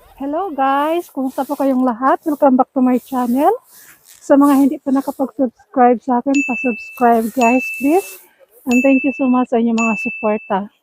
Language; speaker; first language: Filipino; non-native, local second language; Cebuano